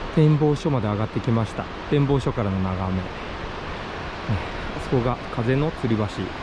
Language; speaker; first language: Japanese; native; Japanese